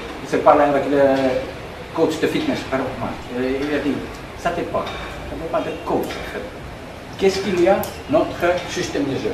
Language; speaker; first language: French; non-native, learner; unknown